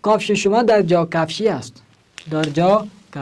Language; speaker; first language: Persian; non-native, fluent; Urdu